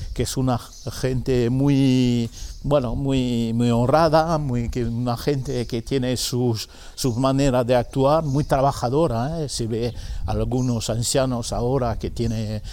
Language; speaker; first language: Spanish; non-native, fluent; French